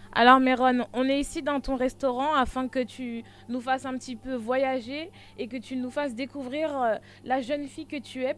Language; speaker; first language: French; native; French